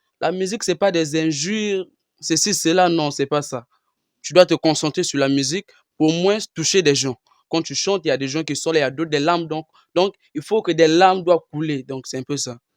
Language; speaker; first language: French; non-native, local second language; Lingala